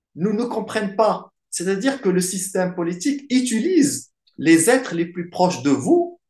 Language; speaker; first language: French; non-native, local second language; Arabic